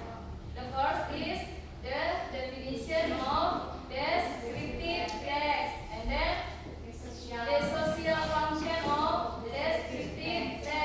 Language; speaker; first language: English; non-native, learner; Indonesian